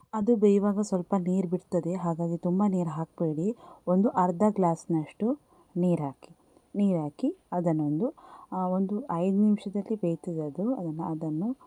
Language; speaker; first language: Kannada; non-native, local second language; Tulu